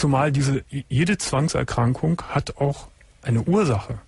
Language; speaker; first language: German; native; German